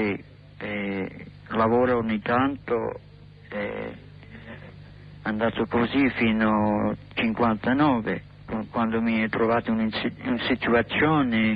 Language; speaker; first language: Italian; non-native, learner; English